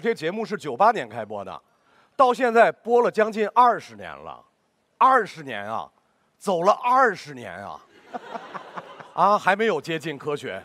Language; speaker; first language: Chinese; native; Chinese